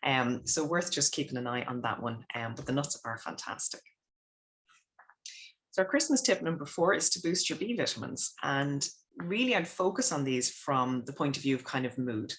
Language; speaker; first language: English; native; English